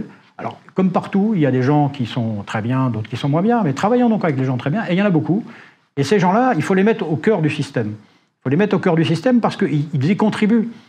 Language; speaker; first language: French; native; French